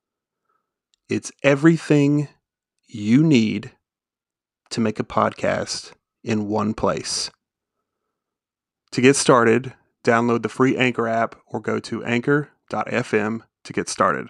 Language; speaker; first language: English; native; English